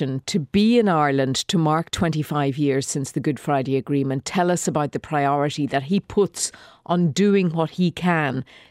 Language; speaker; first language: English; native; English